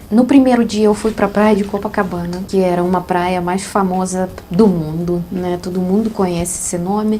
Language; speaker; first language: Portuguese; non-native, fluent; Russian